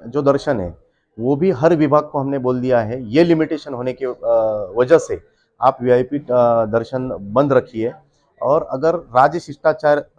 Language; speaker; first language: Hindi; non-native, local second language; Marathi